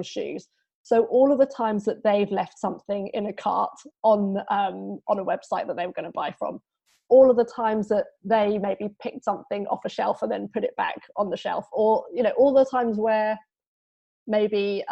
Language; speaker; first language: English; native; English